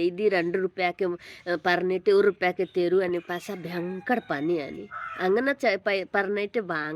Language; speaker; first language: Malayalam; non-native, learner; Hindi